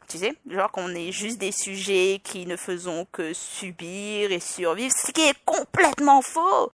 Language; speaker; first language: French; native; French